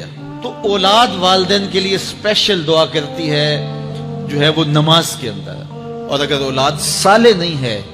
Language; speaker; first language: Urdu; native; Urdu